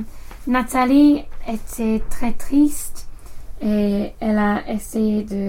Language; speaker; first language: French; non-native, learner; English